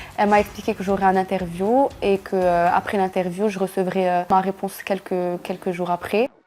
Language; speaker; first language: French; non-native, local second language; Arabic